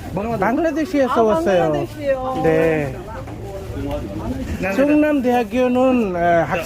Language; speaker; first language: Korean; non-native, learner; Bangla